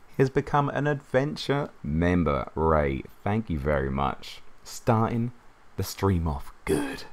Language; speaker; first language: English; native; English